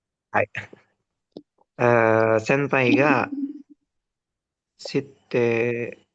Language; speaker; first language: Japanese; non-native, learner; Indonesian